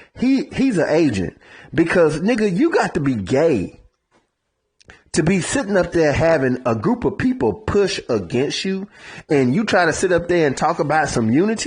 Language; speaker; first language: English; native; English